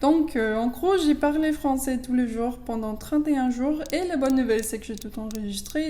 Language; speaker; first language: French; non-native, fluent; English